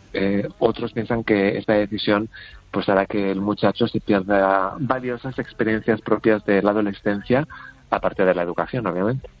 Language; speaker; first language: Spanish; native; Spanish